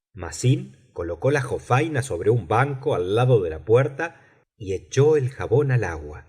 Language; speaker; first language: Spanish; native; Spanish